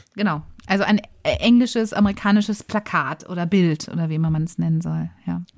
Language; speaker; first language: German; native; German